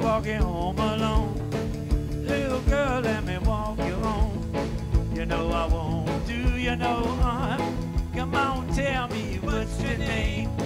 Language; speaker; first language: English; native; English